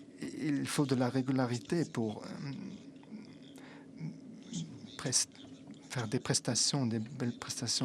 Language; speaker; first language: French; non-native, fluent; Italian